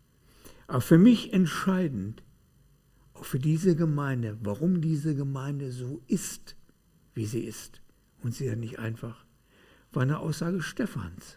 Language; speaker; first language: German; native; German